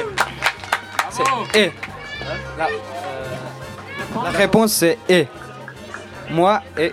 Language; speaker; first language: French; non-native, learner; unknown